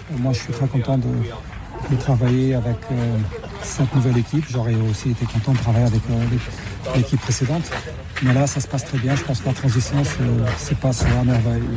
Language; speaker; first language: French; non-native, fluent; Portuguese